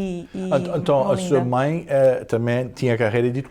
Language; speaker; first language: Portuguese; early bilingual, heritage; Portuguese